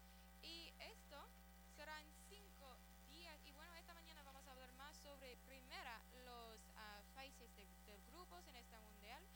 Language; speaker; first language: Spanish; early bilingual, heritage; Spanish